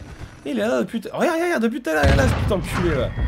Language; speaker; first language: French; native; French